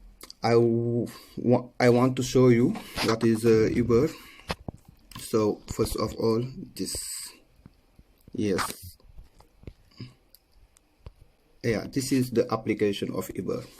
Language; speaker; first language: English; non-native, learner; Wolof